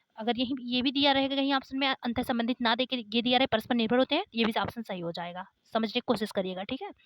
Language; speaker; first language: Hindi; native; Hindi